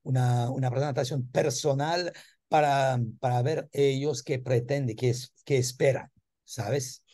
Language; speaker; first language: Spanish; non-native, learner; French